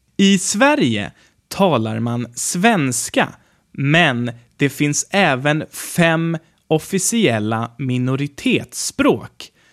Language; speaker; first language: Swedish; native; Swedish